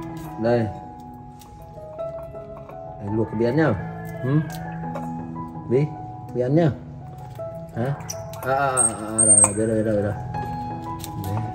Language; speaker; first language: Vietnamese; native; Vietnamese